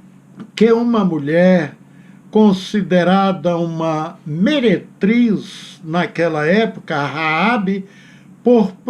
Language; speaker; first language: Portuguese; native; Portuguese